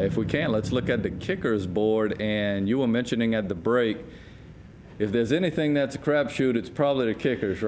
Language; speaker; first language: English; native; English